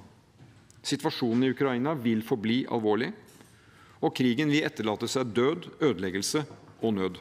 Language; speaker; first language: Norwegian; native; Norwegian